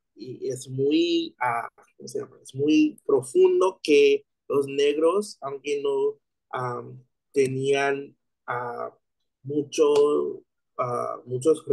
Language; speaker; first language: Spanish; non-native, learner; English